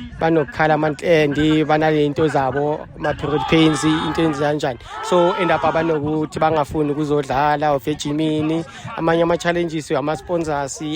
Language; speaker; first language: Zulu; native; Zulu